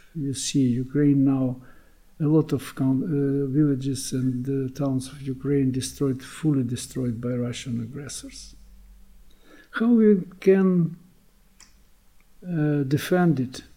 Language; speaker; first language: English; non-native, learner; Ukrainian